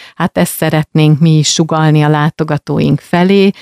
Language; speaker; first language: Hungarian; native; Hungarian